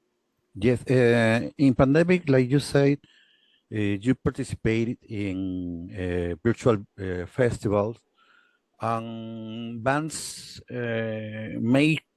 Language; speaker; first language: English; non-native, learner; Spanish